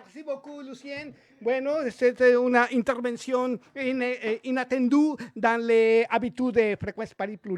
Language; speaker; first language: French; non-native, learner; Spanish